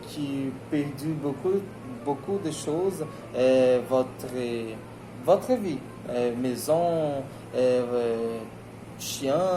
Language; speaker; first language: French; non-native, learner; Portuguese